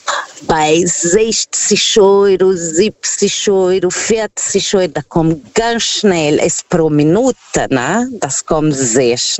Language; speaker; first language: German; non-native, fluent; Portuguese